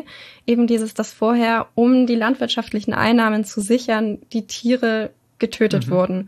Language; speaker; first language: German; native; German